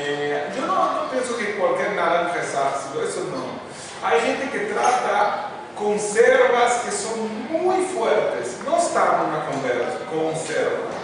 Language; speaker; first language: Spanish; non-native, fluent; Portuguese